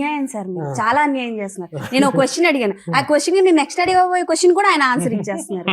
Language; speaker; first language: Telugu; native; Telugu